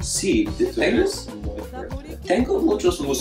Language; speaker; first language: Spanish; non-native, learner; English